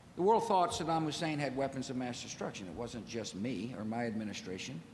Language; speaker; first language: English; native; English